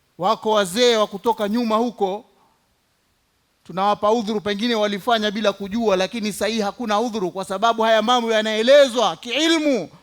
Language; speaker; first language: Swahili; native; Swahili